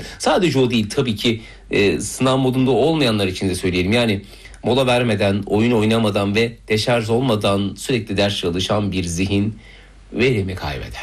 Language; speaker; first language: Turkish; native; Turkish